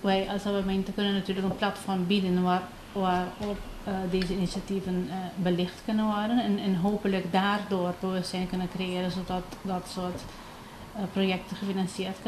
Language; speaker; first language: Dutch; non-native, local second language; Papiamento